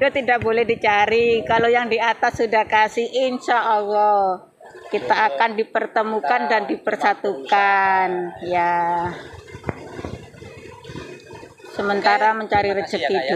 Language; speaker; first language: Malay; non-native, local second language; Javanese